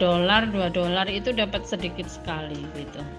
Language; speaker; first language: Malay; non-native, local second language; Javanese